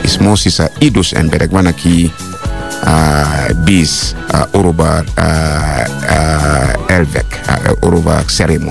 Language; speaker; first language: Hungarian; non-native, fluent; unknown